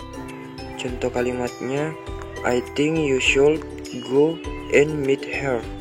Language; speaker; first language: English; non-native, learner; Indonesian